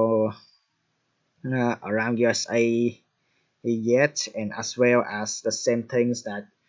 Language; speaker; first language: English; non-native, fluent; Vietnamese